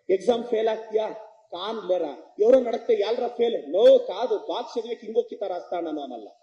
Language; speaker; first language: Kannada; native; Kannada